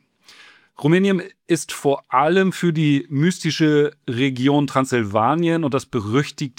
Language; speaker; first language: German; native; German